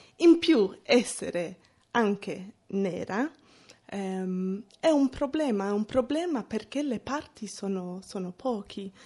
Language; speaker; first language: Italian; non-native, fluent; English